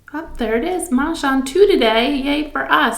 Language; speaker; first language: English; native; English